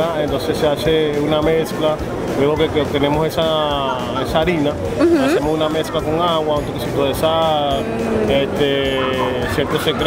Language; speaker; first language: Spanish; native; Spanish